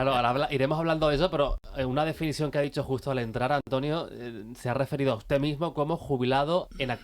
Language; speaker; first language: Spanish; native; Spanish